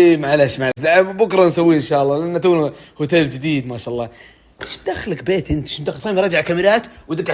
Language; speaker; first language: Arabic; native; Arabic